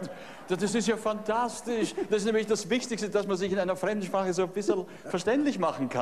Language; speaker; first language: German; native; German